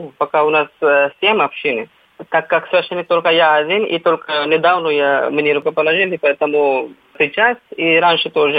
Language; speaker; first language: Russian; non-native, fluent; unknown